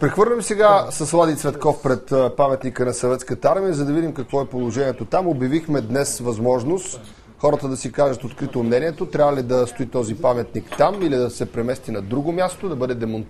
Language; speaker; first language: Bulgarian; native; Bulgarian